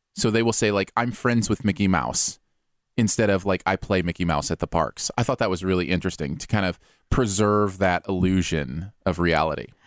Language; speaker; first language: English; native; English